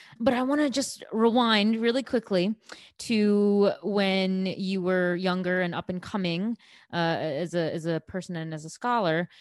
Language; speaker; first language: English; native; English